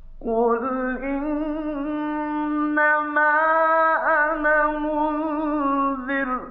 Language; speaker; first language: Arabic; native; Arabic